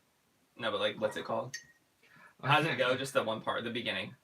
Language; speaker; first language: English; native; English